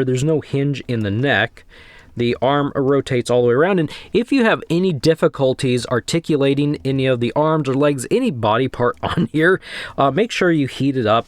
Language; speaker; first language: English; native; English